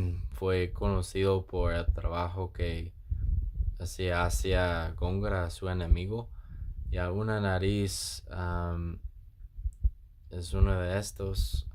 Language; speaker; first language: Spanish; non-native, learner; English